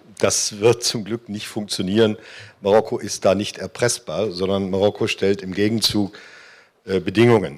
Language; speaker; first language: German; native; German